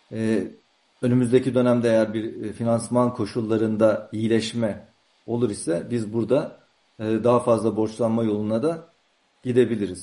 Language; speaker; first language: Turkish; native; Turkish